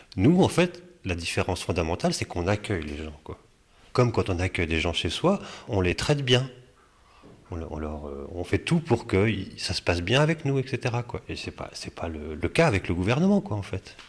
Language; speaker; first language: French; native; French